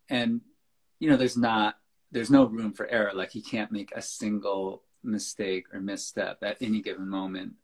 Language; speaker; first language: English; native; English